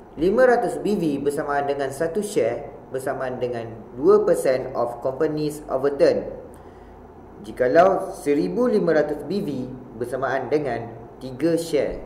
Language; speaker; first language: Malay; native; Malay